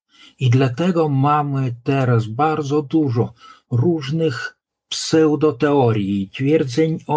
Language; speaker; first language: Polish; non-native, local second language; Lithuanian